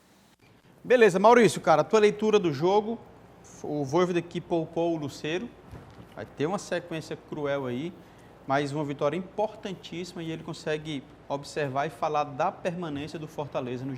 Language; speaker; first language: Portuguese; native; Portuguese